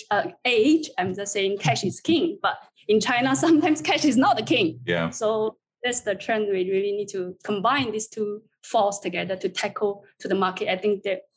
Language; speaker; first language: English; non-native, fluent; Chinese